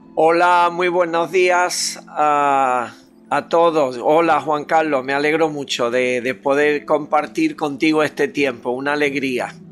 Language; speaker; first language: Spanish; native; Spanish